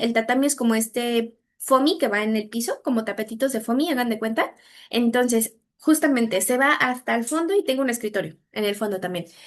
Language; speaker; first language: Spanish; native; Spanish